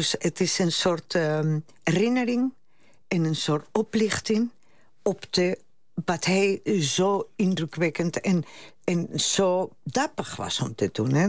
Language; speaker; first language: Dutch; non-native, fluent; Spanish